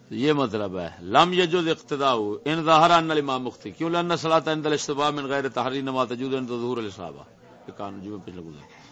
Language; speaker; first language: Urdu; non-native, local second language; Punjabi